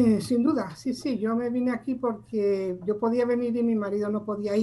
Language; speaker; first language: Spanish; native; Spanish